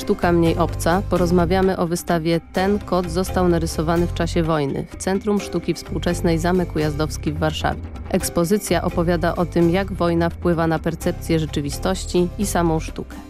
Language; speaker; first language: Polish; native; Polish